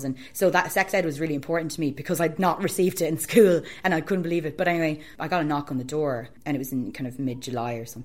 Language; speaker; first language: English; native; English